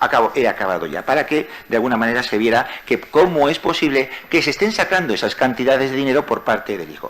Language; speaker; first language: Spanish; native; Spanish